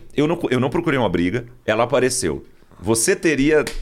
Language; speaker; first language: Portuguese; native; Portuguese